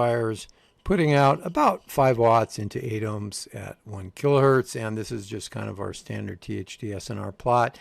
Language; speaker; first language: English; native; English